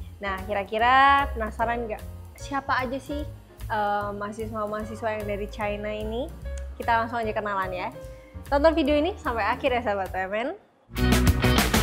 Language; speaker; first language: Indonesian; native; Indonesian